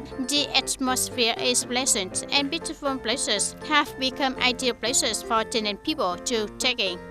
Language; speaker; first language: English; non-native, fluent; Vietnamese